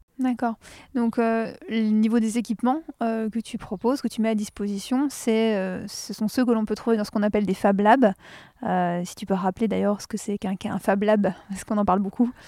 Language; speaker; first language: French; native; French